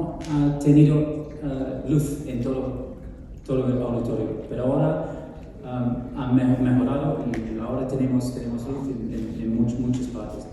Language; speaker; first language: Spanish; non-native, fluent; English